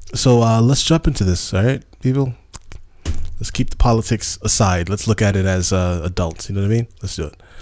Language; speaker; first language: English; native; English